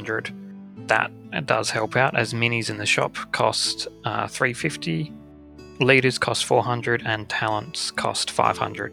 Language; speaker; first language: English; native; English